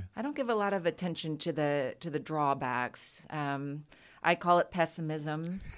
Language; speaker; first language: English; native; English